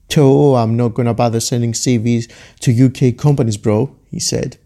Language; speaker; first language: English; non-native, fluent; Greek